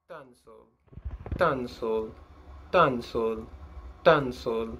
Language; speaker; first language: Hungarian; non-native, learner; English